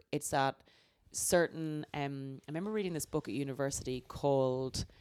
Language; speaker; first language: English; native; English